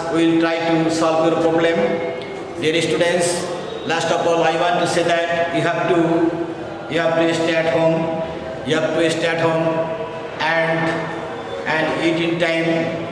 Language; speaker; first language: English; non-native, local second language; Bangla